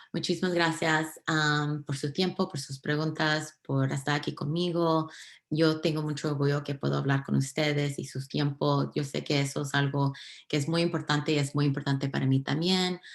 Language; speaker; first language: Spanish; early bilingual, heritage; Spanish